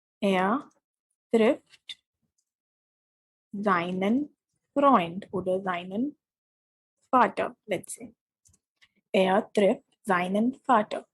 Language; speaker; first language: German; non-native, fluent; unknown